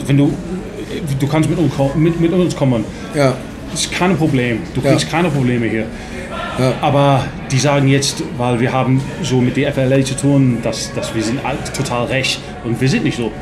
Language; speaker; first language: German; non-native, fluent; English